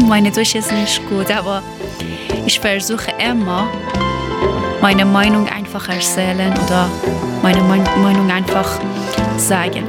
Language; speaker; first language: German; non-native, learner; Persian